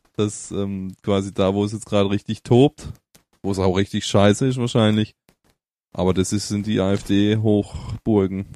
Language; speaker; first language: German; native; German